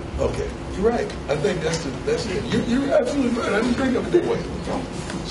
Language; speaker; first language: English; native; English